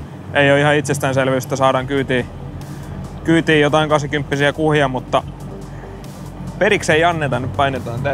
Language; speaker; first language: Finnish; native; Finnish